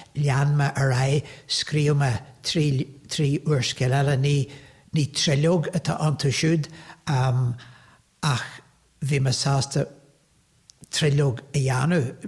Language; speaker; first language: Irish; native; Irish